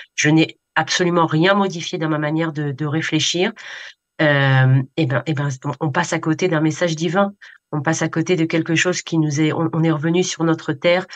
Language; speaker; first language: French; native; French